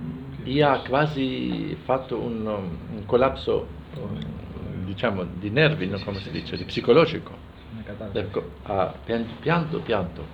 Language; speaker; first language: Italian; non-native, fluent; German